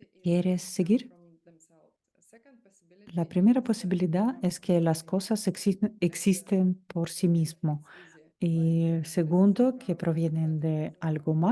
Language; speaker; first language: Spanish; non-native, fluent; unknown